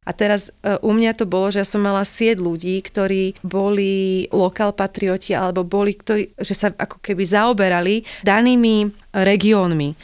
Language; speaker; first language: Slovak; native; Slovak